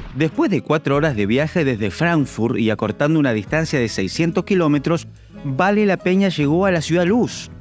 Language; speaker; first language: Spanish; native; Spanish